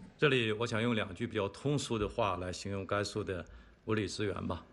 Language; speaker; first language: Chinese; native; Chinese